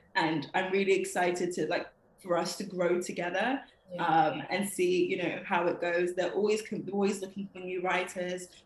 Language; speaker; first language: English; native; English